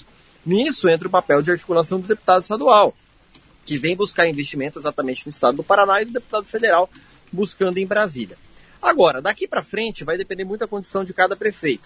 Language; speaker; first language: Portuguese; native; Portuguese